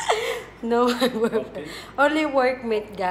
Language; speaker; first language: English; non-native, local second language; Filipino